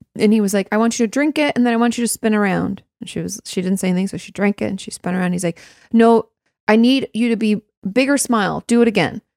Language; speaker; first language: English; native; English